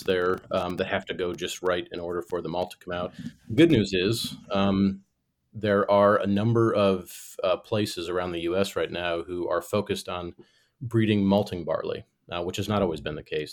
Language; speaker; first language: English; native; English